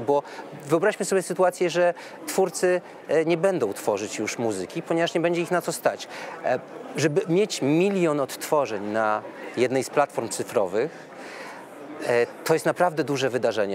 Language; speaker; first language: Polish; native; Polish